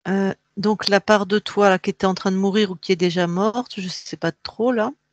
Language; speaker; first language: French; native; French